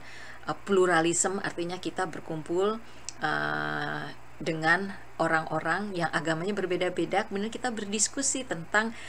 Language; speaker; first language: Indonesian; native; Indonesian